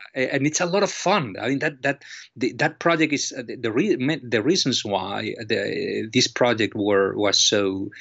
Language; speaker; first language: English; non-native, fluent; Spanish